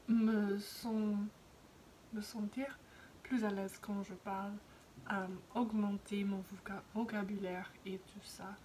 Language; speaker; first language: French; non-native, fluent; English